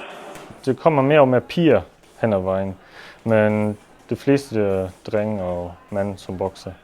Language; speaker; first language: Danish; non-native, local second language; German